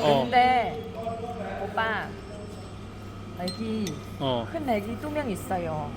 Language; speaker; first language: Korean; non-native, learner; Vietnamese